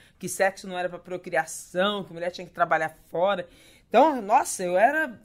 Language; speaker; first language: Portuguese; native; Portuguese